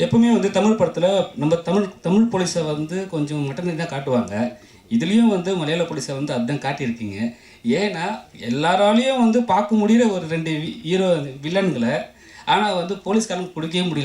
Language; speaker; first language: Tamil; native; Tamil